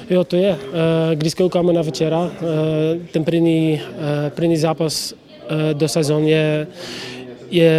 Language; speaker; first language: Czech; non-native, learner; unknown